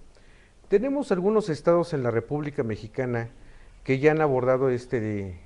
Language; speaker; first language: Spanish; native; Spanish